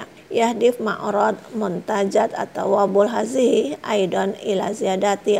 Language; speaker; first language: Arabic; non-native, fluent; Indonesian